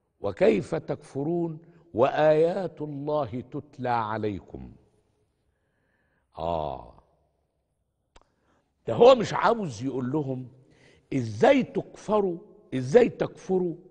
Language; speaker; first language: Arabic; native; Arabic